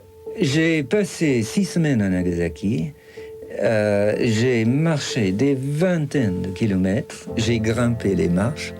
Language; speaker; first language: French; non-native, fluent; English